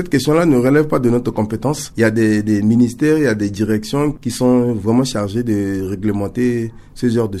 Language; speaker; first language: French; non-native, local second language; Sango